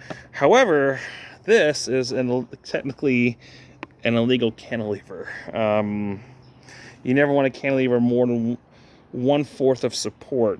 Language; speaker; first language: English; native; English